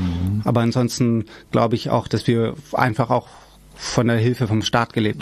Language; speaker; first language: German; early bilingual, other home language; Persian